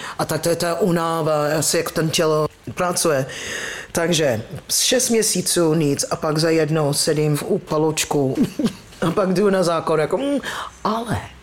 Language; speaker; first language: Czech; non-native, fluent; English